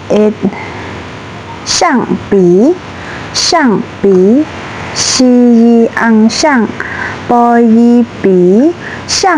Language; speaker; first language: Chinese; non-native, fluent; Shan